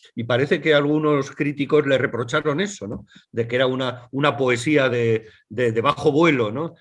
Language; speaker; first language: Spanish; native; Spanish